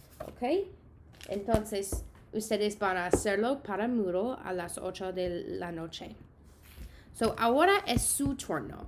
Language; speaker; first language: Spanish; non-native, fluent; English